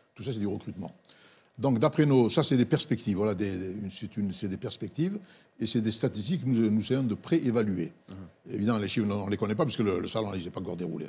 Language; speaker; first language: French; non-native, local second language; Arabic